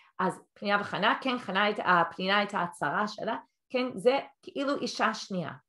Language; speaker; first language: Hebrew; non-native, fluent; English